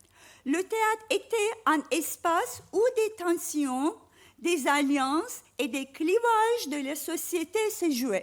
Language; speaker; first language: French; non-native, fluent; Turkish